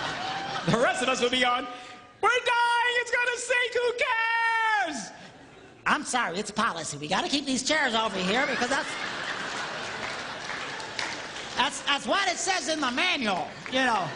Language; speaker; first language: English; native; English